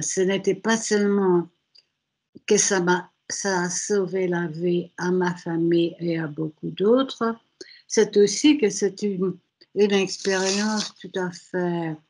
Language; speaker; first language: French; non-native, fluent; German